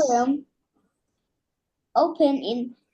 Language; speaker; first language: English; non-native, learner; Vietnamese